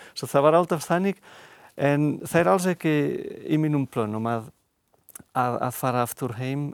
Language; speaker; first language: Icelandic; non-native, fluent; Catalan